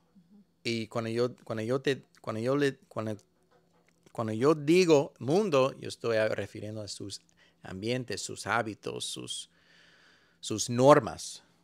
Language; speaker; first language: Spanish; early bilingual, heritage; Spanish